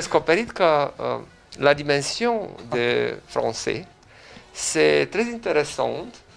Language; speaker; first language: French; non-native, learner; Romanian